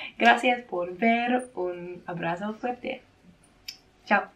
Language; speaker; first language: Spanish; non-native, learner; English